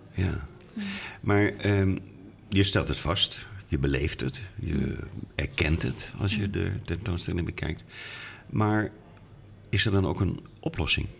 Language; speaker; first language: Dutch; native; Dutch